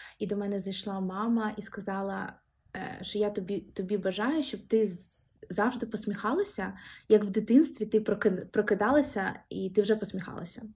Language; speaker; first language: Ukrainian; non-native, local second language; Russian